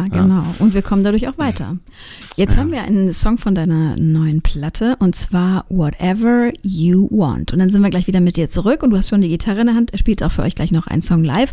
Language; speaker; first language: German; native; German